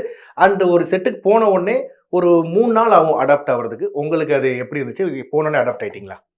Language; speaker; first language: Tamil; native; Tamil